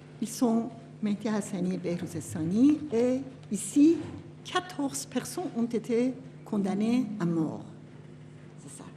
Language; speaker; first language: French; non-native, fluent; Persian